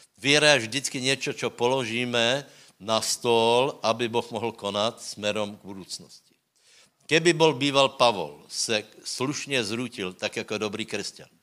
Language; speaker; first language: Czech; non-native, local second language; Slovak